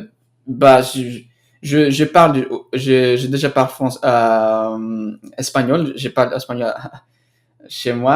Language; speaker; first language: French; non-native, learner; Spanish